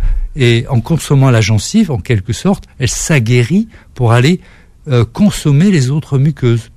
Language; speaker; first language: French; native; French